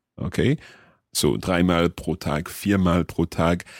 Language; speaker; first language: German; non-native, learner; English